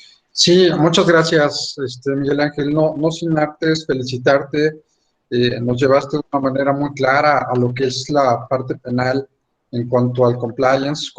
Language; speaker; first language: Spanish; native; Spanish